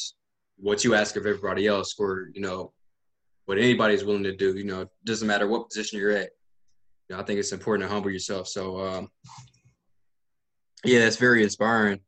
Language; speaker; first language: English; native; English